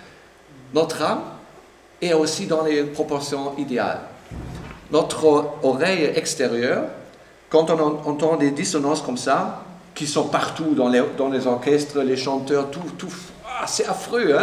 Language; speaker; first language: French; non-native, fluent; German